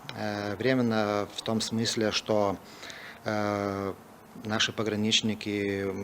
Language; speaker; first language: Russian; non-native, fluent; Lithuanian